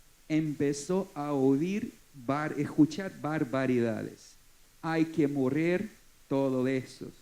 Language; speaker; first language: Spanish; non-native, fluent; Portuguese